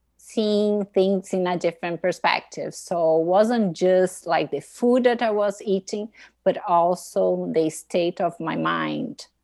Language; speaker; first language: English; non-native, fluent; Portuguese